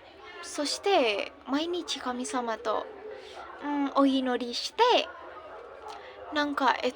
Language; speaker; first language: Japanese; non-native, learner; Indonesian